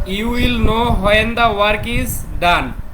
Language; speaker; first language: English; non-native, fluent; Bangla